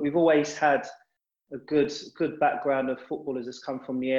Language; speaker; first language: English; native; English